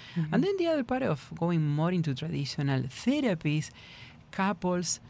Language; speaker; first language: English; non-native, fluent; Spanish